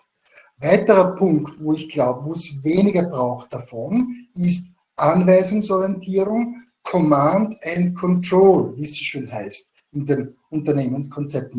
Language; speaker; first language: German; native; German